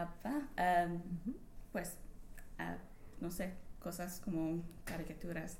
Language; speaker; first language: Spanish; non-native, learner; English